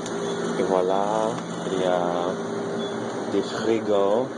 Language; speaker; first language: French; non-native, learner; English